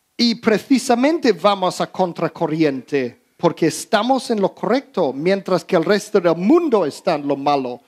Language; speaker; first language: Spanish; early bilingual, heritage; Spanish